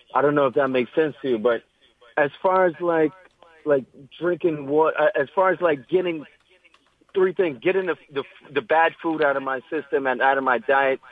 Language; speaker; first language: English; native; English